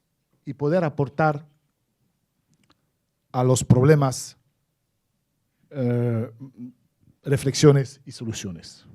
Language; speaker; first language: Spanish; non-native, fluent; Arabic